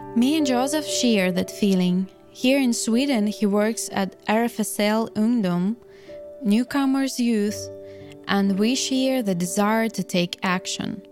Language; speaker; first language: English; non-native, fluent; Ukrainian